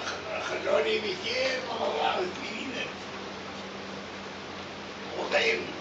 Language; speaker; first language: Hebrew; non-native, learner; Arabic